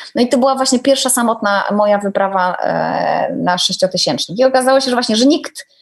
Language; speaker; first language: Polish; native; Polish